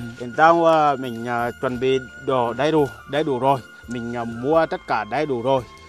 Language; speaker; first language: Vietnamese; non-native, fluent; Portuguese